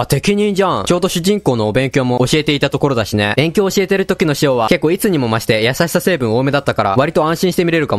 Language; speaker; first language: Japanese; native; Japanese